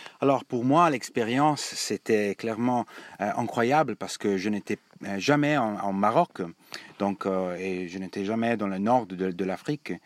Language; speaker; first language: French; non-native, learner; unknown